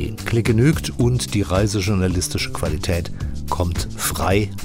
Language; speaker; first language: German; native; German